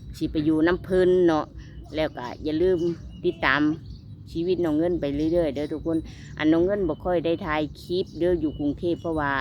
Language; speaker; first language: Thai; non-native, local second language; Lao